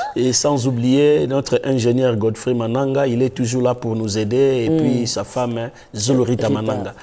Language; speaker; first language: French; non-native, local second language; Lingala